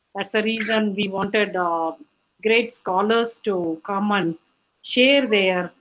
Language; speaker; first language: English; non-native, local second language; Tamil